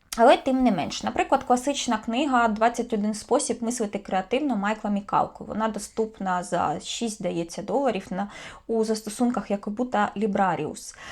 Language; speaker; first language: Ukrainian; native; Ukrainian